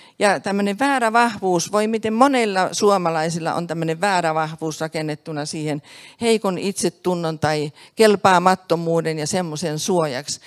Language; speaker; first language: Finnish; native; Finnish